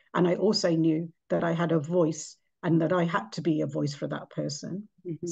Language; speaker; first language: English; native; English